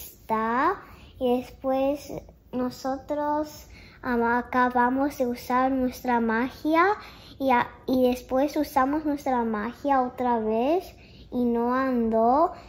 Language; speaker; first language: Spanish; early bilingual, heritage; Japanese